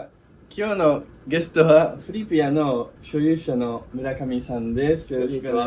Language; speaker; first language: Japanese; non-native, fluent; English